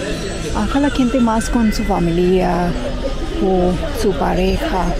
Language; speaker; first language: Spanish; non-native, learner; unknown